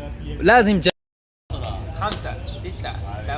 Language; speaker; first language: Arabic; non-native, learner; Punjabi